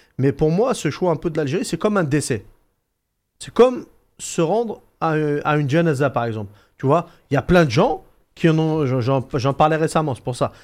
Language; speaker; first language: French; native; French